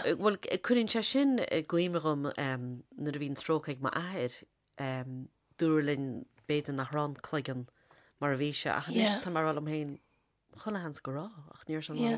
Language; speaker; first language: Irish; native; Irish